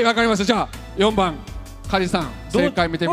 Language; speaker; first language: Japanese; native; Japanese